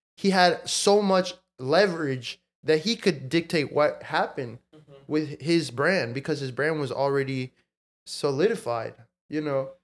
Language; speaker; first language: English; early bilingual, other home language; Spanish